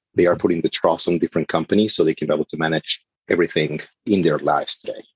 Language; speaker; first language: English; non-native, fluent; Spanish